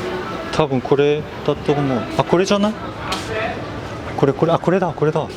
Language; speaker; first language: Japanese; non-native, fluent; Korean